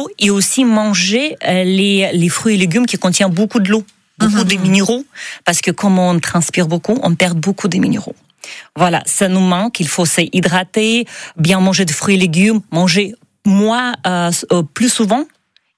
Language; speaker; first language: French; non-native, learner; Russian